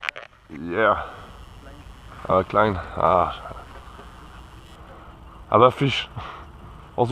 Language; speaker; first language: German; non-native, learner; French